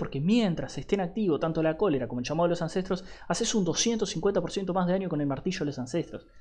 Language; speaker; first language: Spanish; native; Spanish